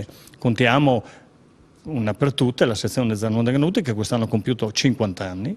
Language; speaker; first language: Italian; native; Italian